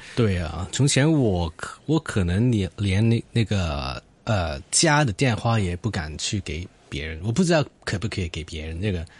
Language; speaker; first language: Chinese; non-native, fluent; Cantonese